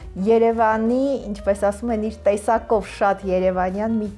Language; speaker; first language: Armenian; native; Armenian